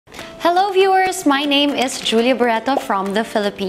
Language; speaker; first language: English; non-native, local second language; Filipino